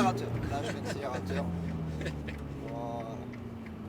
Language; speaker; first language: French; native; French